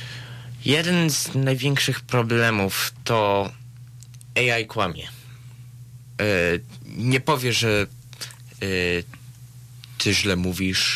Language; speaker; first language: Polish; early bilingual, heritage; Polish